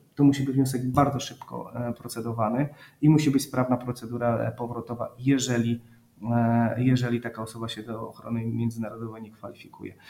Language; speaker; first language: Polish; native; Polish